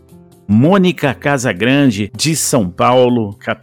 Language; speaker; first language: Portuguese; native; Portuguese